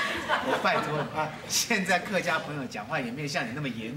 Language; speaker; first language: Chinese; native; Chinese